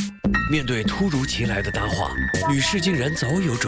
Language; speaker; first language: Chinese; native; Chinese